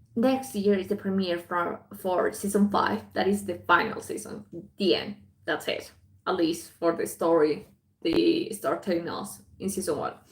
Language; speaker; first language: English; non-native, fluent; Spanish